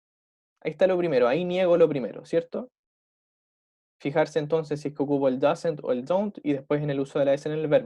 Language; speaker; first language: Spanish; native; Spanish